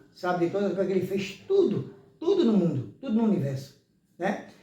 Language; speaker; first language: Portuguese; native; Portuguese